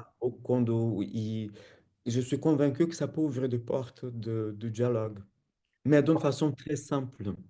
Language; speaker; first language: French; non-native, fluent; Portuguese